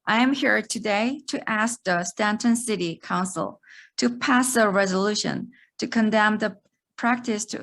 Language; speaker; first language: English; non-native, fluent; Korean